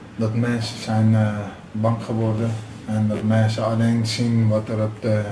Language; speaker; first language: Dutch; native; Dutch